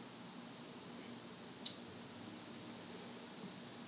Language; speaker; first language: English; native; English